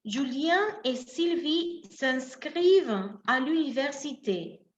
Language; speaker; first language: French; non-native, fluent; Spanish